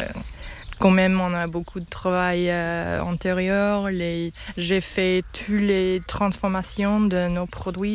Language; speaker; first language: French; non-native, fluent; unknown